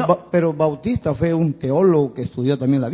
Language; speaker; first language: Spanish; native; Spanish